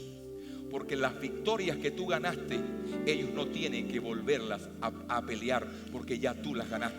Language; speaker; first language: Spanish; native; Spanish